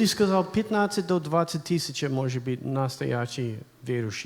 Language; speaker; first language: Russian; non-native, learner; English